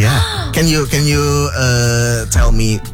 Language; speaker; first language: English; non-native, learner; Indonesian